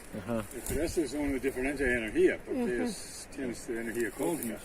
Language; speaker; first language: Spanish; non-native, learner; English